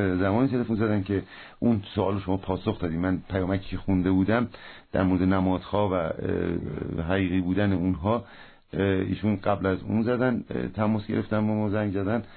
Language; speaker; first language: Persian; native; Persian